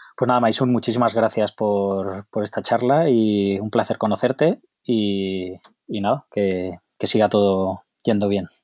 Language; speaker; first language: Spanish; native; Spanish